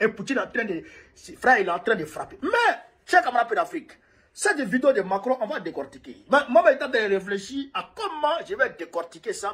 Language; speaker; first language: French; non-native, local second language; Bambara